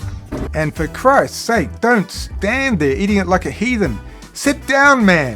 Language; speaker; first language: English; native; English